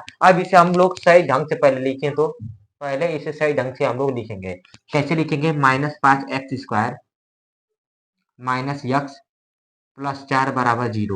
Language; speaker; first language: Hindi; native; Hindi